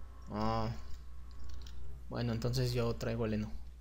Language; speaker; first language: Spanish; native; Spanish